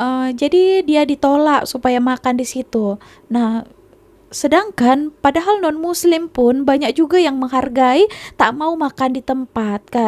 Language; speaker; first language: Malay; non-native, local second language; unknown